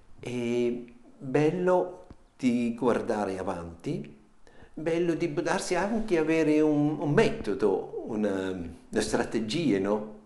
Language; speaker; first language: Italian; non-native, fluent; German